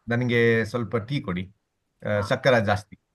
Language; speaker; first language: Kannada; non-native, learner; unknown